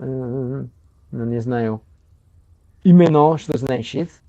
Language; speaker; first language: Russian; non-native, learner; English